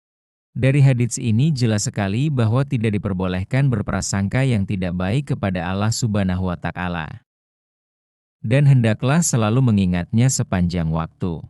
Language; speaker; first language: Indonesian; native; Indonesian